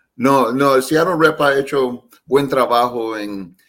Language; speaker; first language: Spanish; early bilingual, heritage; Spanish